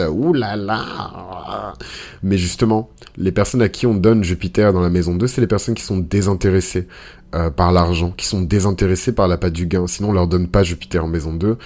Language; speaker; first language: French; early bilingual, other home language; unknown